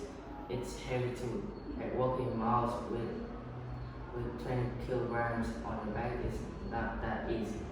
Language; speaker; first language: English; non-native, learner; Vietnamese